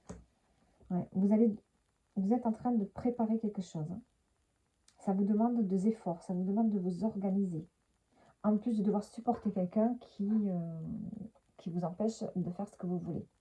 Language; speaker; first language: French; native; French